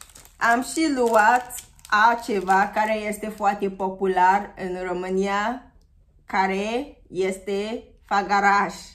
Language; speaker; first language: Romanian; non-native, learner; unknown